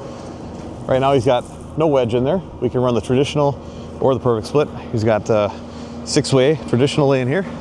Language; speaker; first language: English; native; English